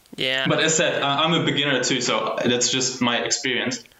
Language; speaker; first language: English; early bilingual, heritage; German